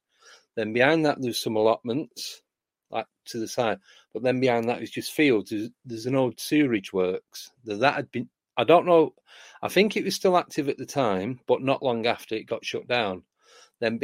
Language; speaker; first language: English; native; English